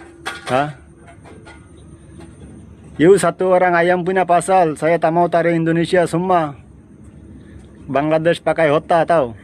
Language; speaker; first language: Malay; non-native, learner; Bangla